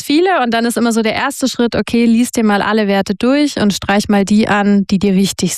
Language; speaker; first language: German; native; German